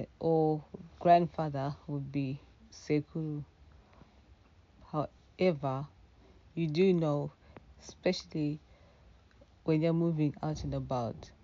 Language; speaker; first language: English; non-native, local second language; Shona